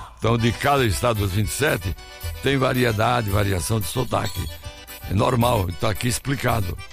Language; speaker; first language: Portuguese; native; Portuguese